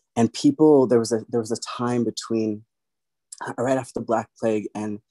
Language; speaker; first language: English; native; English